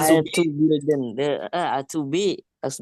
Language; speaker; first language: German; non-native, learner; Indonesian